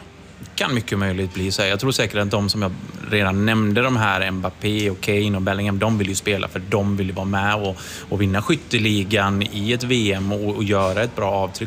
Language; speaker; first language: Swedish; native; Swedish